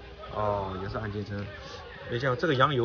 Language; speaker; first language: Chinese; native; Chinese